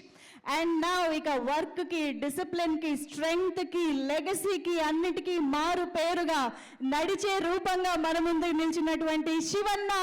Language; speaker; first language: Telugu; native; Telugu